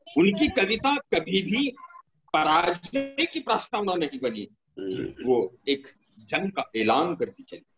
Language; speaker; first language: Hindi; non-native, local second language; Marathi